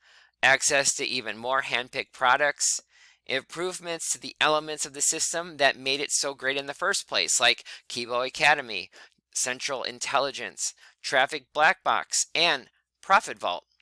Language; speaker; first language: English; native; English